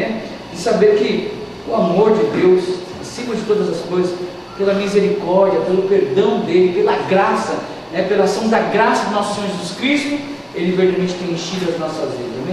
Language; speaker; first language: Portuguese; native; Portuguese